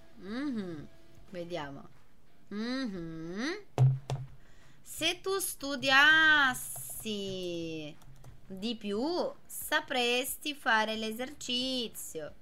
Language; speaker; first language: Italian; non-native, fluent; Portuguese